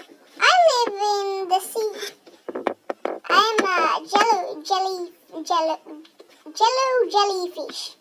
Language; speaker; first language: English; non-native, learner; Swedish